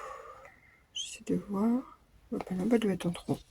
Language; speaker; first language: French; native; French